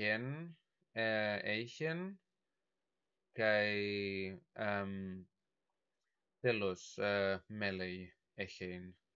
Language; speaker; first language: Greek; non-native, learner; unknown